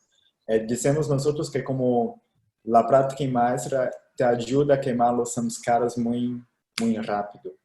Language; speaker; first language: Spanish; non-native, fluent; Portuguese